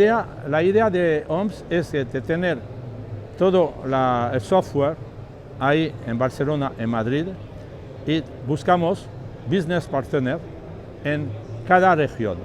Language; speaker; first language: Spanish; non-native, learner; French